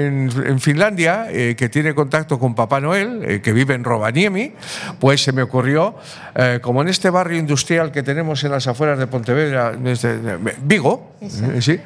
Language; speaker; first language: Spanish; native; Spanish